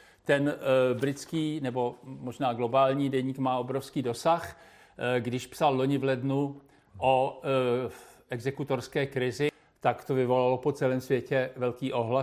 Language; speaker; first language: Czech; native; Czech